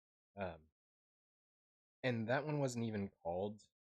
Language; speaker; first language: English; native; English